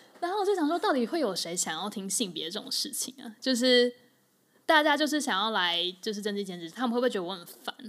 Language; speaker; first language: Chinese; native; Chinese